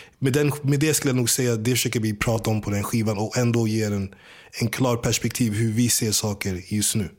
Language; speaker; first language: Swedish; early bilingual, other home language; English